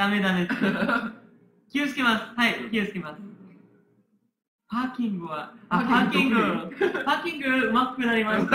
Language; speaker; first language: Japanese; non-native, learner; Korean